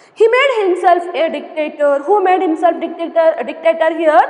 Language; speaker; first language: English; non-native, local second language; Kannada